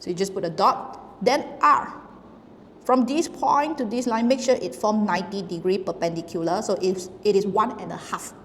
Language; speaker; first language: English; non-native, local second language; Chinese